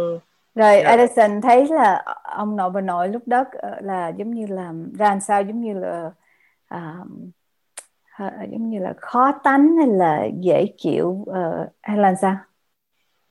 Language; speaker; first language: Vietnamese; native; Vietnamese